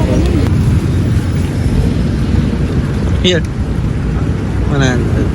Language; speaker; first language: English; non-native, local second language; Filipino